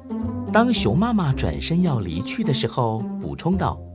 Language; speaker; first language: Chinese; native; Chinese